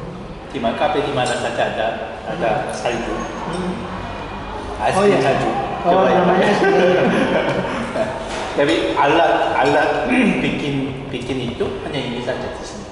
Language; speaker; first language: Indonesian; non-native, learner; Korean